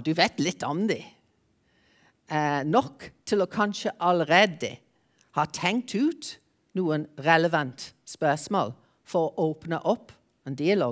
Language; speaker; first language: Norwegian; non-native, fluent; English